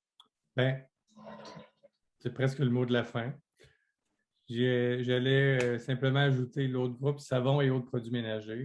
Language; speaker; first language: French; native; French